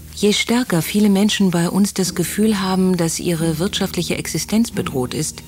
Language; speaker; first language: German; native; German